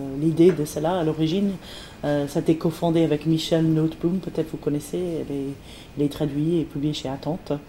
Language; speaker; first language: French; non-native, fluent; English